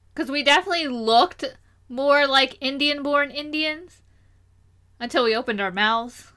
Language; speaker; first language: English; early bilingual, other home language; Hindi